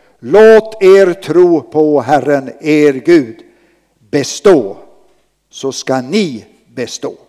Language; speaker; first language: Swedish; native; Swedish